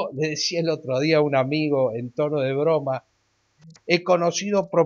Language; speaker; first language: Spanish; native; Spanish